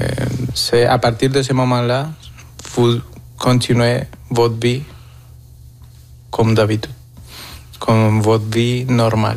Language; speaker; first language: French; non-native, fluent; Spanish